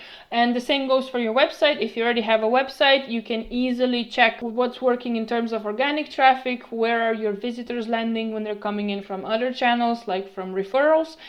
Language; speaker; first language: English; non-native, fluent; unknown